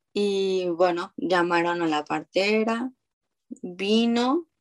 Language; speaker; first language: Spanish; native; Spanish